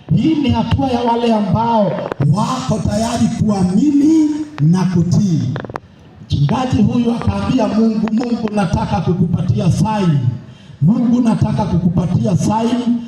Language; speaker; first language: Swahili; non-native, local second language; Gusii